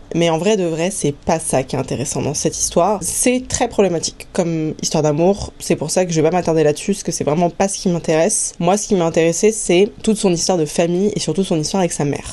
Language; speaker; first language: French; native; French